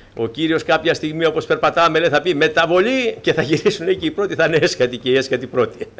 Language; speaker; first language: Greek; native; Greek